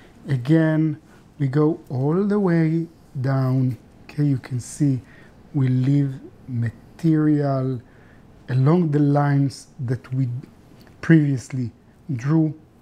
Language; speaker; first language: English; non-native, fluent; Hebrew